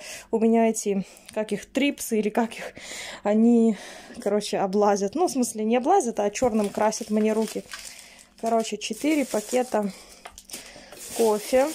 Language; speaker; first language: Russian; native; Russian